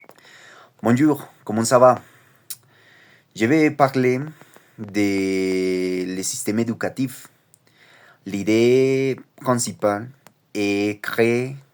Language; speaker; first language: French; non-native, learner; Spanish